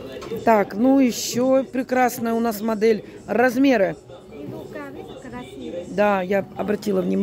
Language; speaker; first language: Russian; native; Russian